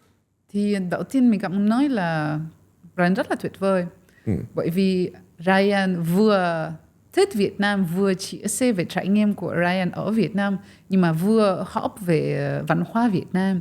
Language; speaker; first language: Vietnamese; non-native, fluent; French